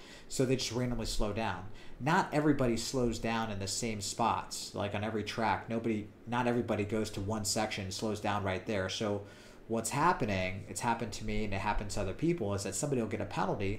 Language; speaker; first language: English; native; English